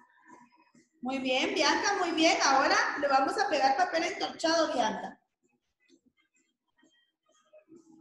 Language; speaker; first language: Spanish; native; Spanish